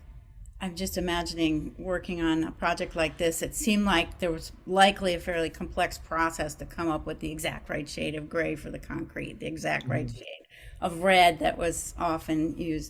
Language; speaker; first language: English; native; English